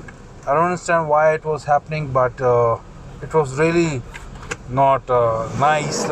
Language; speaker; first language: English; non-native, fluent; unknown